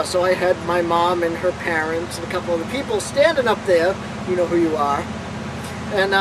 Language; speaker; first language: English; native; English